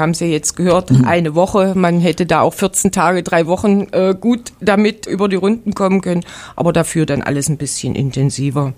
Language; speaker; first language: German; native; German